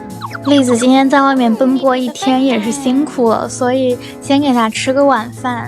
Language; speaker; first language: Chinese; native; Chinese